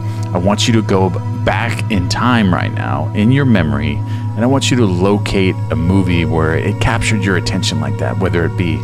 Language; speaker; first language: English; native; English